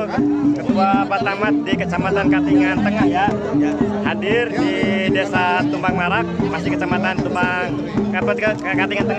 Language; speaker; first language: Indonesian; non-native, local second language; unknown